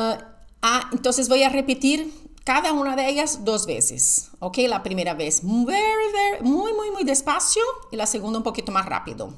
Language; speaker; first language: Spanish; non-native, fluent; Portuguese